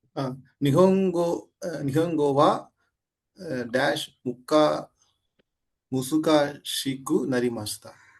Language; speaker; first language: Japanese; non-native, learner; Tamil